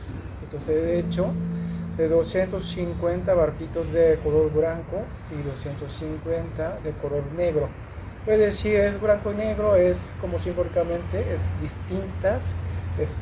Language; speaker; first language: Spanish; non-native, learner; Japanese